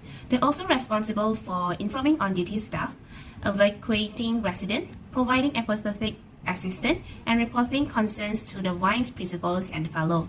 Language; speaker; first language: English; non-native, local second language; Malay